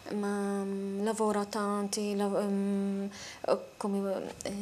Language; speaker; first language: Italian; non-native, learner; Arabic